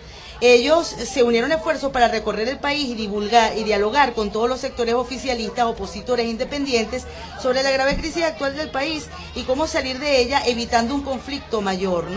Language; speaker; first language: Spanish; native; Spanish